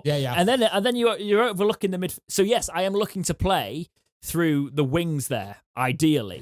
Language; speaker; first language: English; native; English